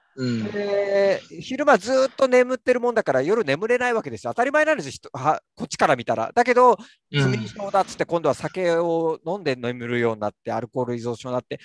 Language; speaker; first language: Japanese; native; Japanese